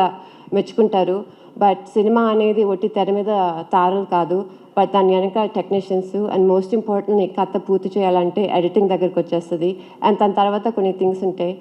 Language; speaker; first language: Telugu; early bilingual, heritage; Telugu